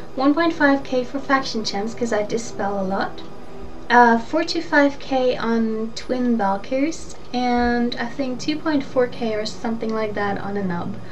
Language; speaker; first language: English; early bilingual, other home language; German